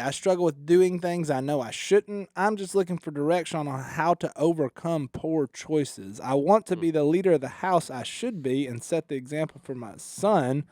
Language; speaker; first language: English; native; English